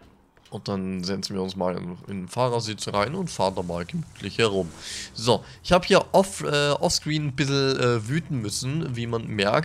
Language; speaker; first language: German; native; German